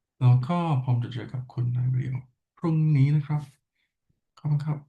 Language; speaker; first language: Thai; non-native, learner; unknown